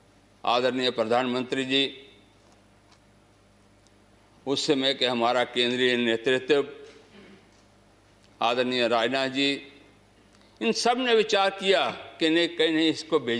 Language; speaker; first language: Hindi; non-native, local second language; Dogri